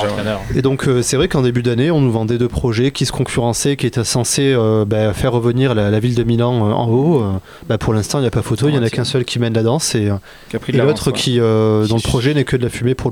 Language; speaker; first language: French; native; French